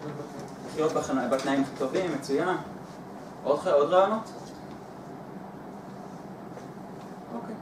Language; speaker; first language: Hebrew; native; Hebrew